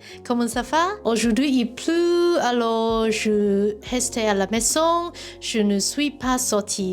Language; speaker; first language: French; non-native, learner; Cantonese